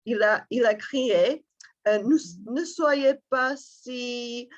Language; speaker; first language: French; non-native, fluent; Czech